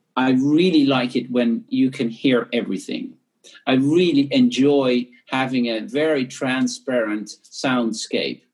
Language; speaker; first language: English; non-native, fluent; Dutch